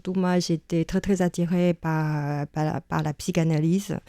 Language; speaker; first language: French; non-native, fluent; Chinese